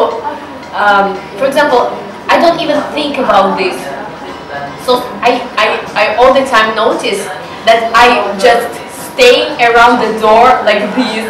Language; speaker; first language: English; non-native, learner; Russian